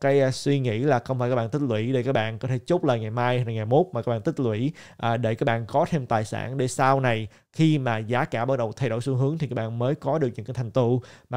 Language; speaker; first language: Vietnamese; native; Vietnamese